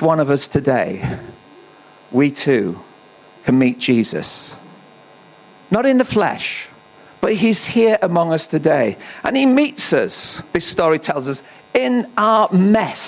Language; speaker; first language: English; native; English